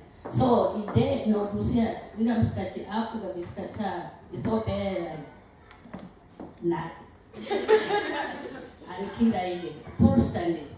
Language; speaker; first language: Danish; non-native, learner; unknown